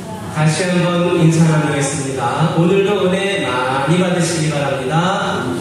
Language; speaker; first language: Korean; native; Korean